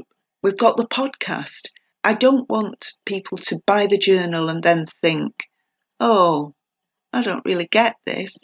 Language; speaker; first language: English; native; English